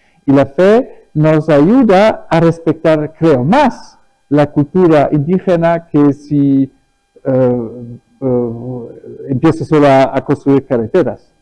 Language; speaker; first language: Spanish; early bilingual, other home language; German